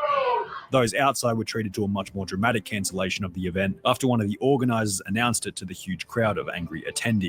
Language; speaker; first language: English; native; English